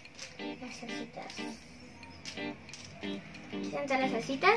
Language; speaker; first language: Spanish; early bilingual, heritage; Spanish